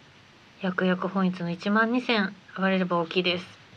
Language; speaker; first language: Japanese; native; Japanese